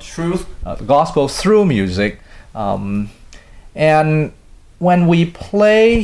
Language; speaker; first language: English; non-native, local second language; Cantonese